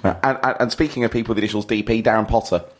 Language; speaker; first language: English; native; English